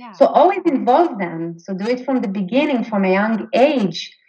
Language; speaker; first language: English; non-native, fluent; Hebrew